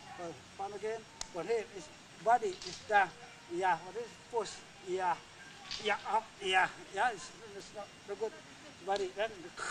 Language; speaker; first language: English; non-native, learner; Indonesian